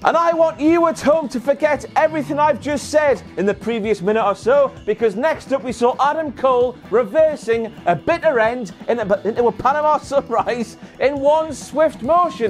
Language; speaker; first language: English; native; English